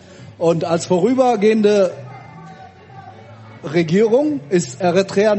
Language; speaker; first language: German; early bilingual, other home language; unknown